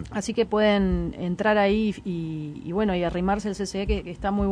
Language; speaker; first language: Spanish; native; Spanish